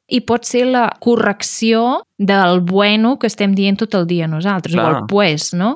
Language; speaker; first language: Catalan; native; Catalan